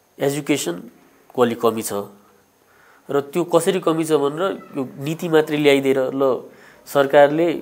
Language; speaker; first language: Nepali; non-native, local second language; Bhojpuri